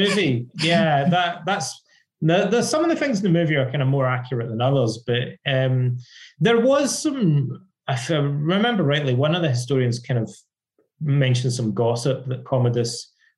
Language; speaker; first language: English; native; English